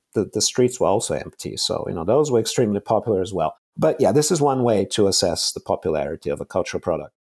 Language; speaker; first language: English; non-native, fluent; Bulgarian